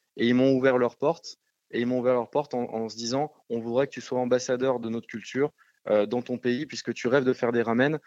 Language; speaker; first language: French; native; French